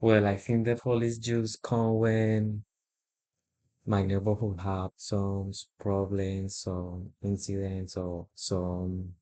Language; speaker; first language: English; non-native, learner; Spanish